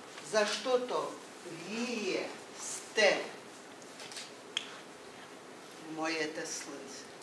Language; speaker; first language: Bulgarian; non-native, learner; Russian